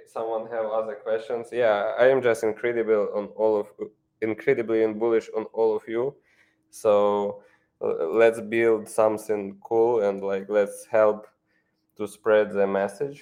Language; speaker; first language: English; non-native, fluent; Ukrainian